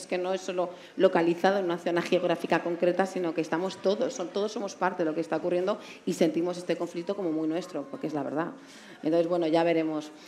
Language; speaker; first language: Spanish; native; Spanish